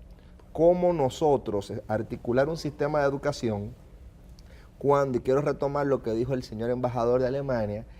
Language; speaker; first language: Spanish; native; Spanish